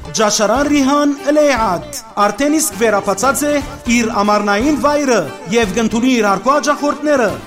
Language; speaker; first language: Armenian; native; Armenian